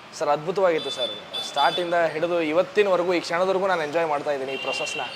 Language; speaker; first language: Kannada; native; Kannada